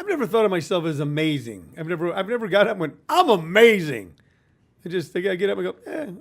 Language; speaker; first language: English; native; English